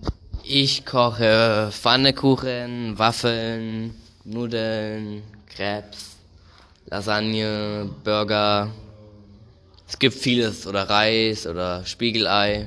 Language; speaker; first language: German; non-native, learner; English